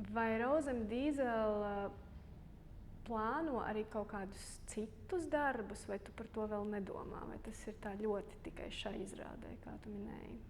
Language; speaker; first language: Latvian; native; Latvian